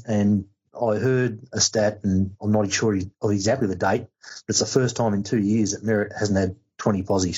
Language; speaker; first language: English; native; English